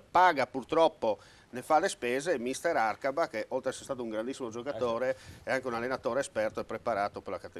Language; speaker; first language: Italian; native; Italian